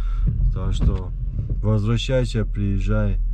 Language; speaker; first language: Russian; native; Russian